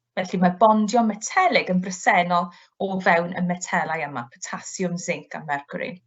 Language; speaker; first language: Welsh; native; Welsh